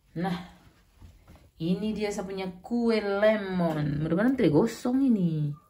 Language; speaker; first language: Indonesian; non-native, local second language; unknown